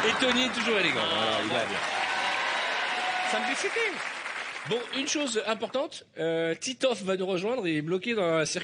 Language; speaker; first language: French; native; French